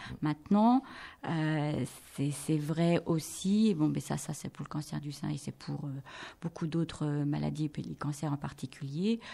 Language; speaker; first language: French; native; French